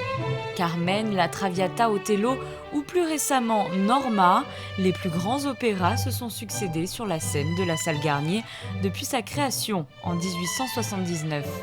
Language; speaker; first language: French; native; French